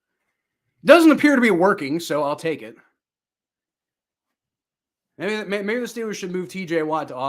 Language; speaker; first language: English; native; English